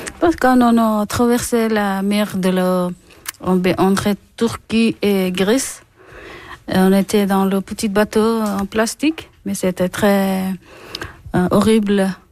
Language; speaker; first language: French; non-native, learner; Persian